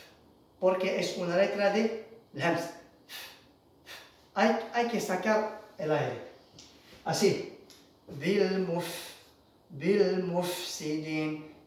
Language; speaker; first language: Spanish; non-native, fluent; Arabic